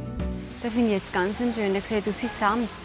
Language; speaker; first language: German; native; German